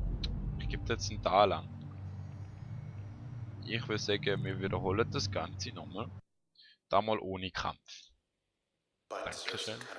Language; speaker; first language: German; native; German